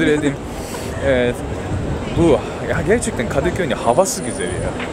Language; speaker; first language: Turkish; non-native, fluent; Japanese